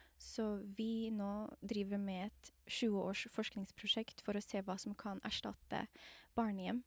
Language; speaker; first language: Norwegian; non-native, fluent; Somali